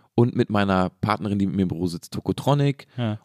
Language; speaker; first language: German; native; German